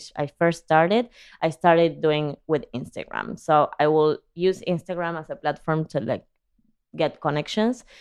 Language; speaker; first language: English; non-native, fluent; Spanish